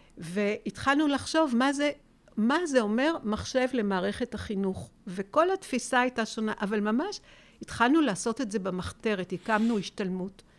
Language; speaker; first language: Hebrew; native; Hebrew